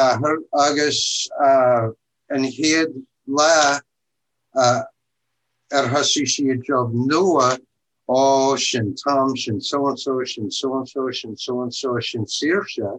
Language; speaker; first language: Irish; non-native, learner; English